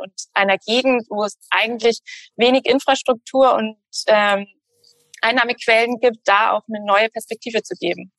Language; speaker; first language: German; native; German